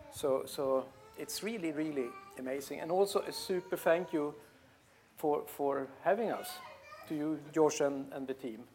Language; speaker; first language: English; non-native, fluent; Swedish